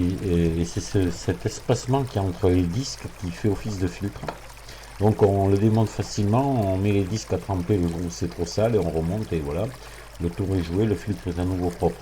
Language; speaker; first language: French; native; French